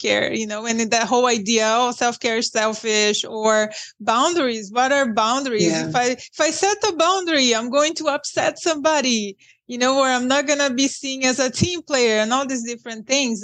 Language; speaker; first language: English; non-native, fluent; Portuguese